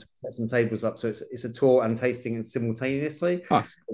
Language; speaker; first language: English; native; English